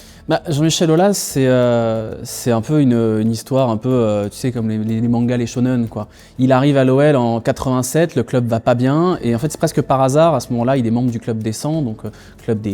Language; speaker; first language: French; native; French